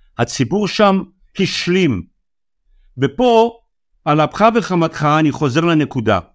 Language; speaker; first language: Hebrew; native; Hebrew